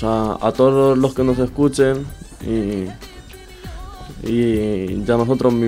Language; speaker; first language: Spanish; early bilingual, other home language; Arabic